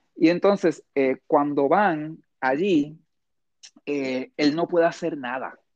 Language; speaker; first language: Spanish; early bilingual, heritage; Spanish